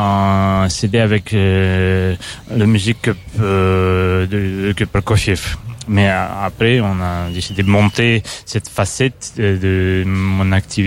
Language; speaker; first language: French; non-native, fluent; Russian